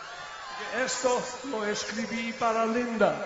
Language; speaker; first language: Spanish; non-native, learner; English